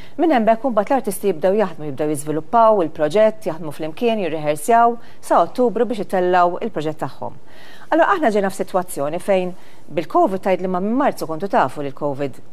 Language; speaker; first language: Maltese; native; Maltese